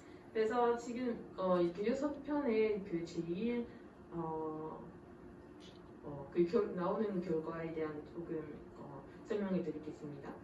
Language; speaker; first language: Korean; non-native, fluent; French